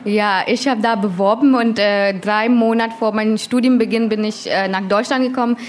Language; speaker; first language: German; non-native, learner; Hindi